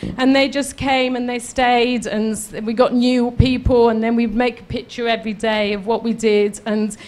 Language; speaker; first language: English; native; English